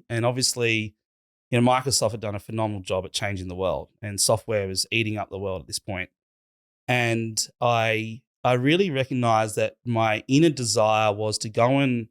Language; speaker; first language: English; native; English